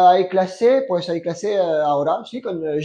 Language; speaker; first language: Spanish; non-native, fluent; French